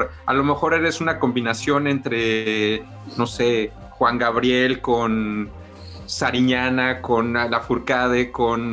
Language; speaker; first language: Spanish; native; Spanish